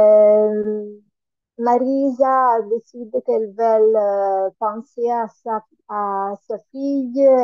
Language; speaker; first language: French; non-native, learner; Italian